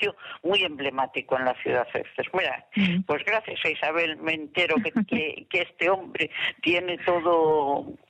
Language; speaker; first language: Spanish; native; Spanish